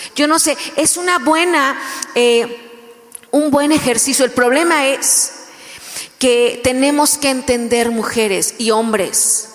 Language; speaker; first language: Spanish; native; Spanish